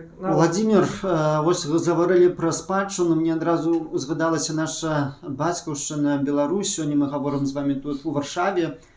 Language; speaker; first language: Belarusian; native; Belarusian